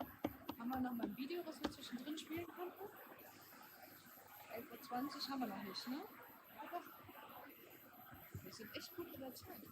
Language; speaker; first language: German; native; German